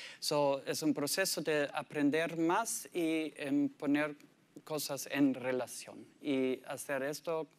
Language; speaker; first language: Spanish; non-native, learner; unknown